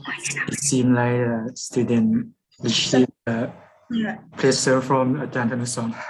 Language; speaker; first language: English; non-native, fluent; Lao